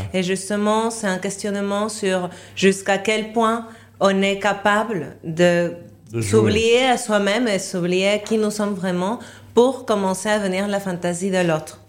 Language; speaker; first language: French; non-native, fluent; Spanish